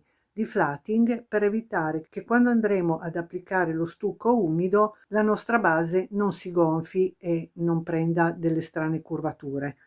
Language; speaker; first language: Italian; native; Italian